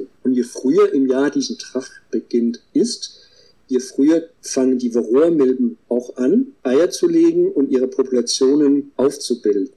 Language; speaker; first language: German; non-native, fluent; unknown